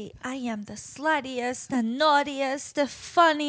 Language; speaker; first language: English; non-native, fluent; Chinese